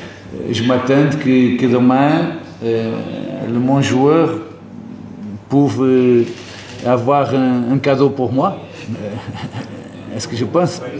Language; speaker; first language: French; non-native, learner; Portuguese